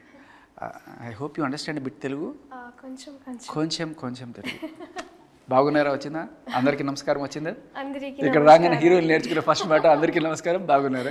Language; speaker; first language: Telugu; native; Telugu